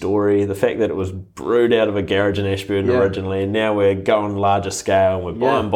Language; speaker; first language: English; native; English